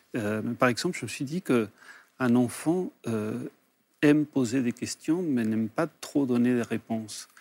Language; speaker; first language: French; early bilingual, other home language; Spanish